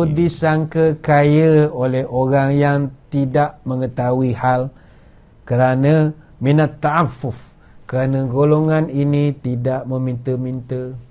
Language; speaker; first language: Malay; native; Malay